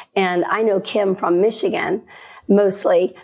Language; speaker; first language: English; native; English